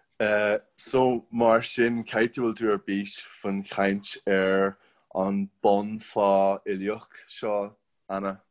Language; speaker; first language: Irish; non-native, local second language; English